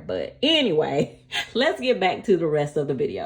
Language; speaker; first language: English; native; English